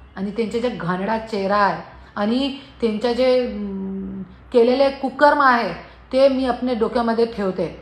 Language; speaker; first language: Marathi; non-native, local second language; Hindi